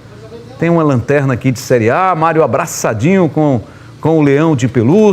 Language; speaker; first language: Portuguese; native; Portuguese